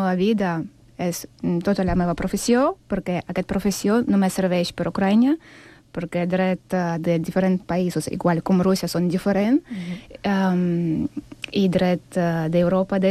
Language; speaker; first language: Catalan; non-native, learner; Russian